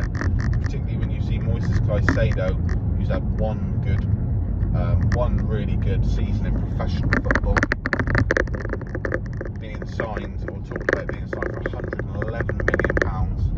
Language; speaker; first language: English; native; English